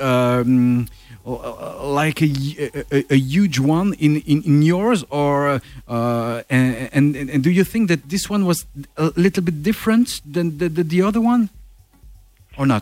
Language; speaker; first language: English; non-native, learner; French